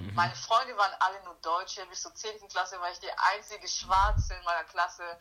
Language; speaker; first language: German; early bilingual, other home language; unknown